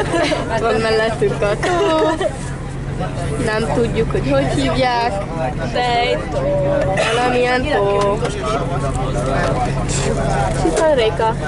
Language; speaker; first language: Hungarian; early bilingual, heritage; Hungarian